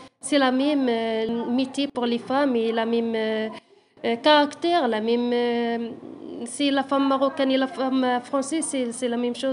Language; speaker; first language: French; non-native, learner; Arabic